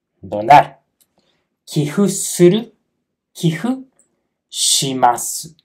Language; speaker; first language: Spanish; non-native, fluent; Japanese